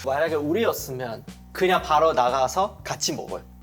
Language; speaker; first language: Korean; non-native, fluent; Chinese